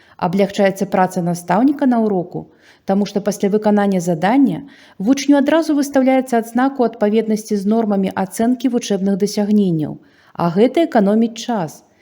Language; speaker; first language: Belarusian; native; Belarusian